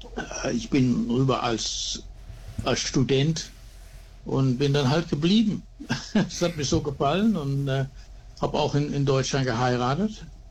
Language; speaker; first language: German; early bilingual, heritage; German